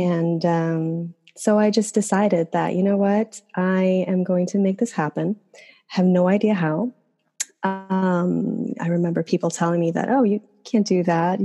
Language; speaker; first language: English; non-native, fluent; Swedish